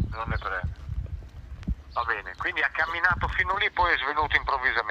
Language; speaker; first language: Italian; native; Italian